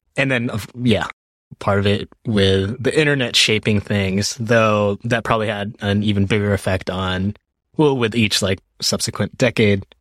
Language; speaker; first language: English; early bilingual, other home language; Japanese